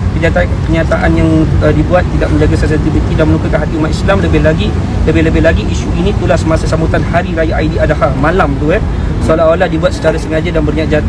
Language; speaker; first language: Malay; native; Malay